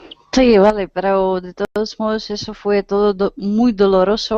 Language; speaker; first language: Spanish; non-native, learner; Russian